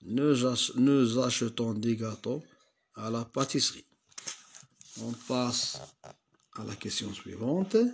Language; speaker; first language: French; non-native, local second language; Arabic